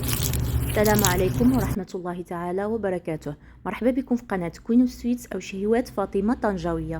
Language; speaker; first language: Arabic; native; Arabic